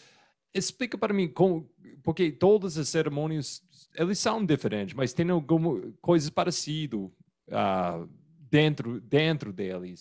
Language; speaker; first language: Portuguese; non-native, fluent; English